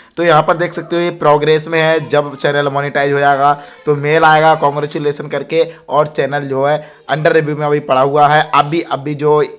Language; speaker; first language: Hindi; native; Hindi